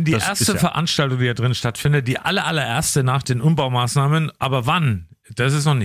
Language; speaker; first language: German; native; German